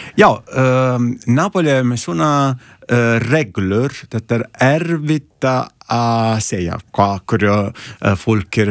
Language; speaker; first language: Icelandic; non-native, learner; Italian